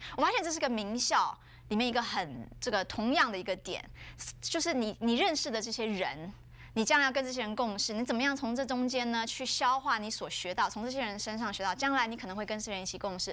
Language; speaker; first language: Chinese; native; Chinese